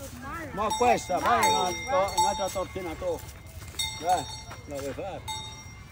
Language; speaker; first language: Italian; native; Italian